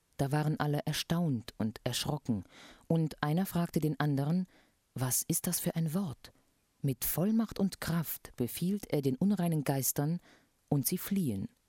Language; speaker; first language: German; native; German